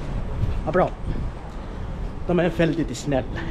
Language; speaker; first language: Swedish; non-native, learner; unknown